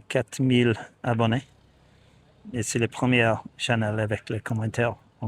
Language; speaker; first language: French; non-native, learner; English